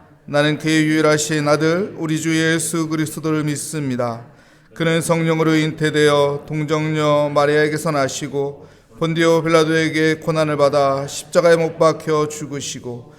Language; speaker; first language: Korean; native; Korean